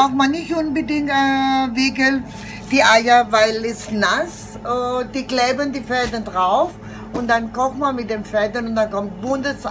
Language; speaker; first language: German; non-native, learner; Greek